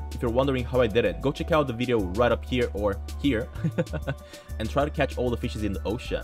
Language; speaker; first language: English; non-native, fluent; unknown